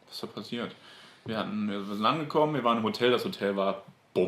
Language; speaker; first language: German; native; German